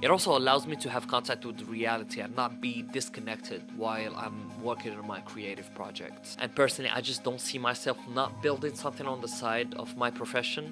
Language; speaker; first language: English; non-native, fluent; Arabic